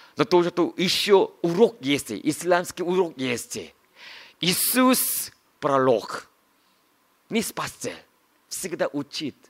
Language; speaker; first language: Russian; non-native, learner; Korean